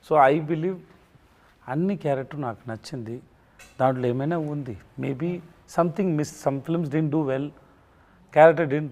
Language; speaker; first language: Telugu; non-native, local second language; Tamil